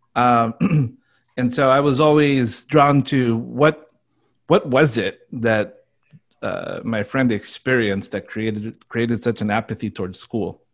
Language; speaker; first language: English; native; English